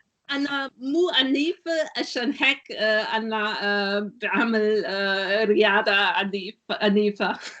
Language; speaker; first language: Arabic; non-native, learner; German